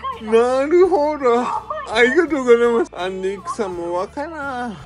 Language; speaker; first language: Japanese; native; Japanese